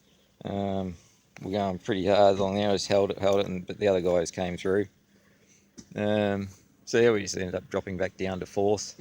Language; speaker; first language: English; native; English